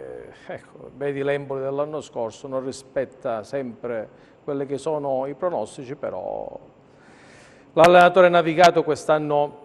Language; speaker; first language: Italian; native; Italian